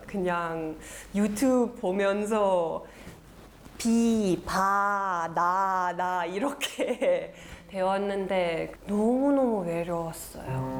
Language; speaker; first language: Korean; non-native, fluent; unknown